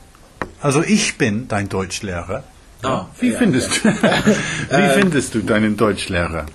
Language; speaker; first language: German; non-native, fluent; English